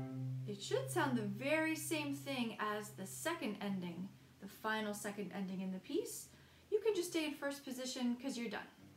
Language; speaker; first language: English; native; English